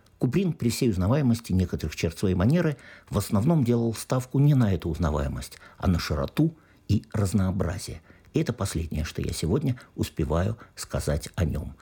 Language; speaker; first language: Russian; native; Russian